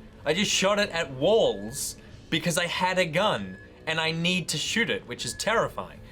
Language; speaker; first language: English; native; English